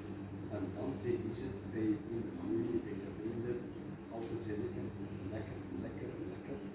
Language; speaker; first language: Dutch; non-native, learner; Kurdish